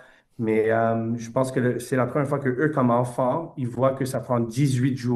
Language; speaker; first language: French; non-native, fluent; English